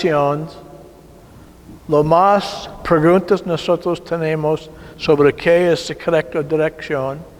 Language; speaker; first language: Spanish; non-native, learner; English